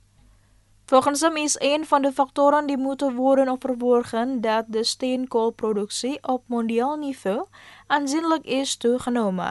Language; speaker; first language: Dutch; non-native, fluent; Indonesian